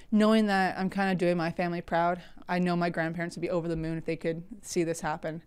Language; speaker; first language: English; native; English